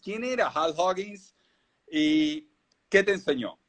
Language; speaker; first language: Spanish; native; Spanish